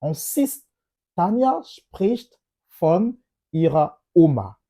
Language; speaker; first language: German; non-native, fluent; French